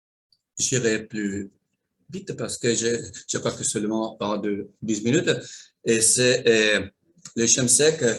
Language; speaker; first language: French; non-native, learner; Spanish